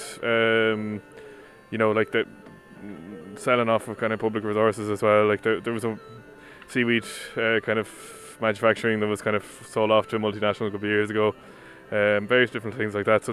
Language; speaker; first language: English; non-native, local second language; Irish